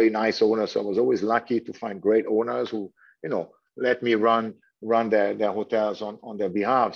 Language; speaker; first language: English; non-native, fluent; French